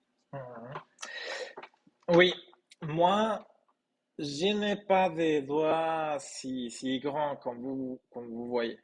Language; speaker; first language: French; non-native, fluent; Spanish